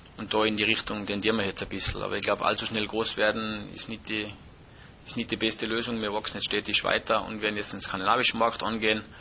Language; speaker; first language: German; native; German